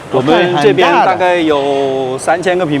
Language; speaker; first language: Chinese; native; Chinese